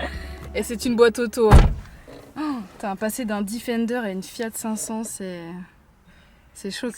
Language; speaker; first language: French; native; French